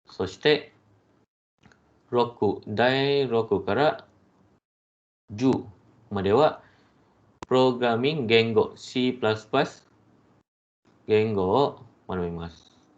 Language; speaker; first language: Japanese; non-native, fluent; Malay